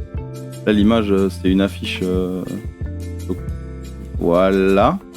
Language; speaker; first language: French; native; French